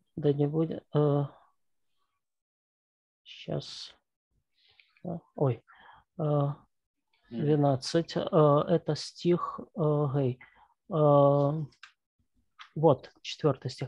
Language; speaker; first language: Russian; native; Russian